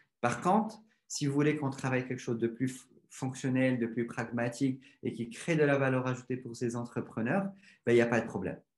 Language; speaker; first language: French; non-native, local second language; Arabic